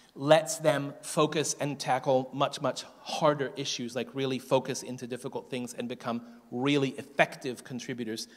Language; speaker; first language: English; native; English